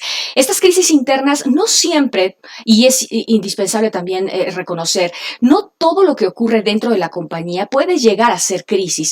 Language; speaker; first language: Spanish; native; Spanish